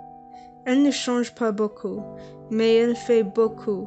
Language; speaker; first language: French; non-native, learner; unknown